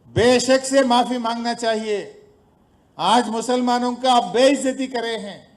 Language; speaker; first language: Hindi; non-native, local second language; Telugu